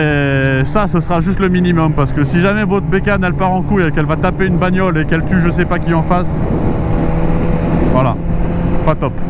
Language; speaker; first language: French; native; French